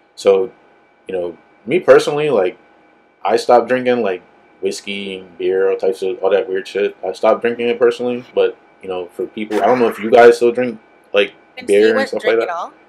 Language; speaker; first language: English; native; English